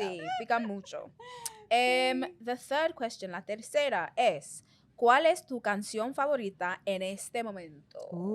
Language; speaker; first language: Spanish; non-native, fluent; English